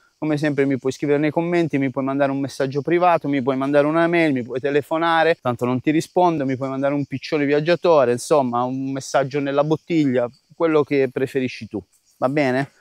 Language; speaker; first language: Italian; native; Italian